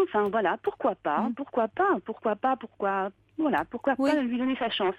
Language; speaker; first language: French; native; French